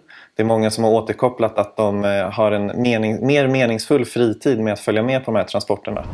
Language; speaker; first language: Swedish; native; Swedish